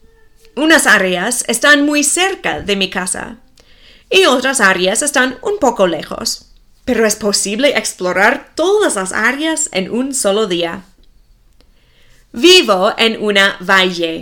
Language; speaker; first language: Spanish; non-native, fluent; English